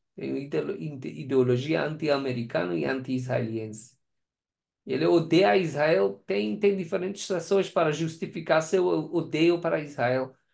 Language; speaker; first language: Portuguese; non-native, learner; Persian